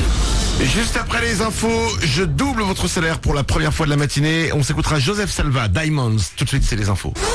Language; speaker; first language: French; native; French